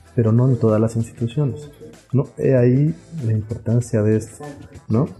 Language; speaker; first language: Spanish; non-native, local second language; Zapotec